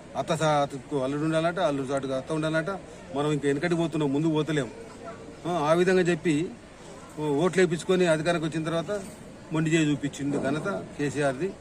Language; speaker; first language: Telugu; native; Telugu